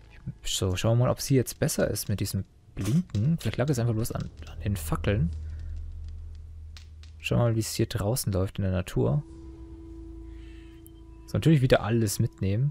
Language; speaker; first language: German; native; German